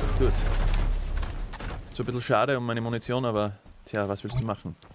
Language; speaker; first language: German; native; German